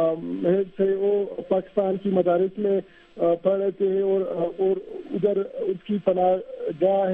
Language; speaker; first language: Hindi; non-native, fluent; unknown